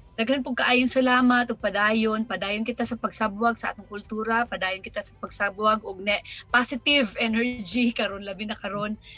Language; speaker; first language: Cebuano; non-native, local second language; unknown